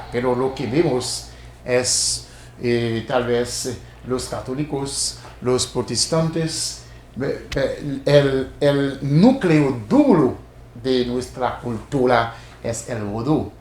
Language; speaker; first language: Spanish; non-native, fluent; Haitian Creole